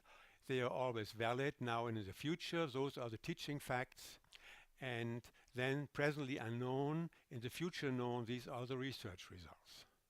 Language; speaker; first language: English; non-native, fluent; German